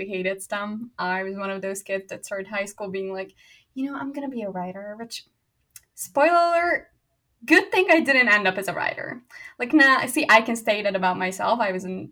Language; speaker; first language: English; non-native, fluent; Hungarian